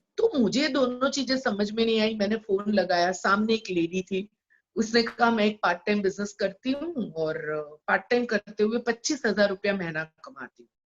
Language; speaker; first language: Hindi; non-native, local second language; Gujarati